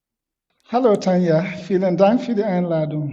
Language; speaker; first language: German; non-native, fluent; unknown